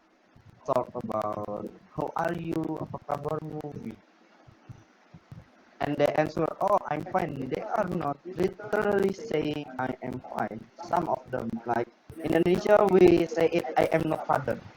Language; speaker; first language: English; non-native, learner; Indonesian